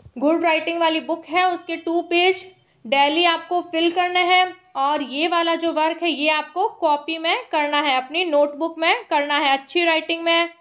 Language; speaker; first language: Hindi; native; Hindi